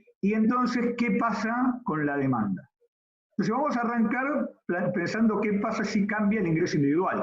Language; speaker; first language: Spanish; native; Spanish